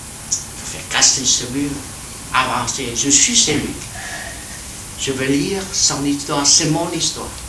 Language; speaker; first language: French; non-native, learner; Vietnamese